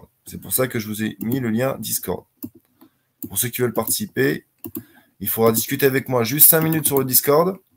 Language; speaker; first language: French; native; French